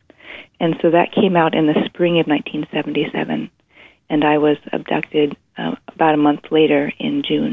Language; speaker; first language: English; native; English